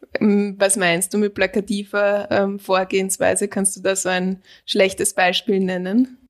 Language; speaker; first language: German; native; German